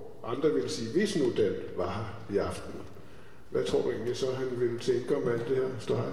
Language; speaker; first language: Danish; native; Danish